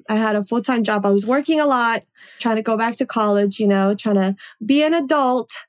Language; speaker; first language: English; early bilingual, other home language; Polish